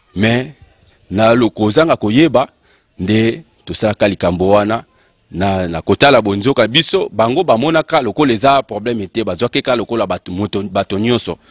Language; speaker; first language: Lingala; non-native, local second language; Kongo